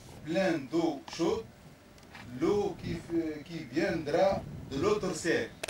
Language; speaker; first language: French; non-native, local second language; Arabic